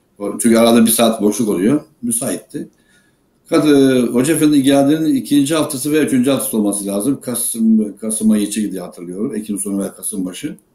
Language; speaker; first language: Turkish; native; Turkish